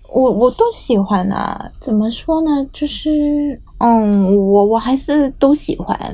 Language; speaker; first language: Chinese; non-native, fluent; Japanese